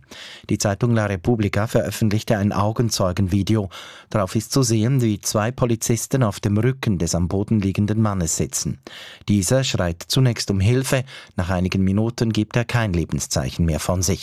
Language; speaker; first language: German; native; German